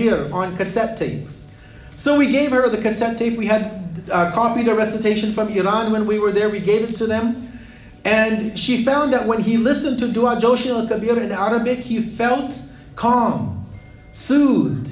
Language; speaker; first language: English; native; English